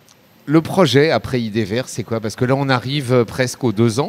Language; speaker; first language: French; native; French